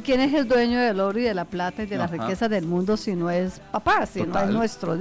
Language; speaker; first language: Spanish; native; Spanish